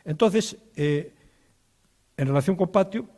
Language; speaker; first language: Spanish; native; Spanish